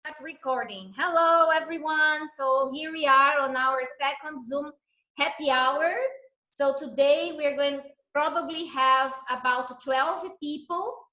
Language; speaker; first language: English; non-native, fluent; Portuguese